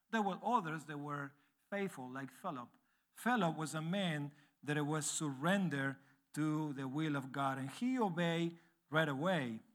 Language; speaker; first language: English; non-native, fluent; Spanish